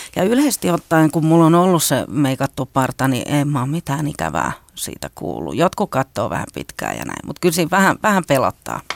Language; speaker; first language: Finnish; native; Finnish